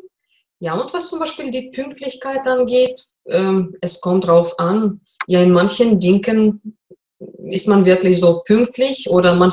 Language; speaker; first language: German; non-native, fluent; Russian